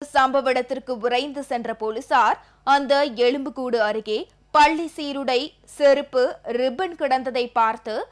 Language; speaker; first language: Tamil; native; Tamil